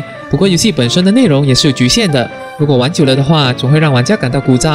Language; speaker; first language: Chinese; native; Chinese